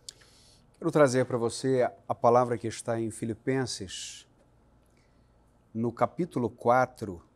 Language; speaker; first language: Portuguese; native; Portuguese